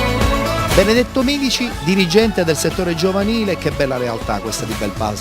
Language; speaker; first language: Italian; native; Italian